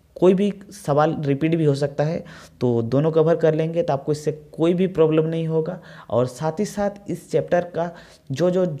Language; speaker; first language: Hindi; native; Hindi